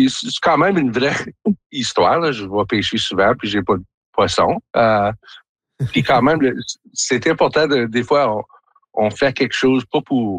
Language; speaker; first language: French; native; French